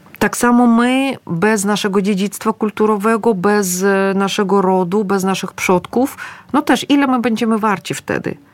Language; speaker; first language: Polish; early bilingual, other home language; Russian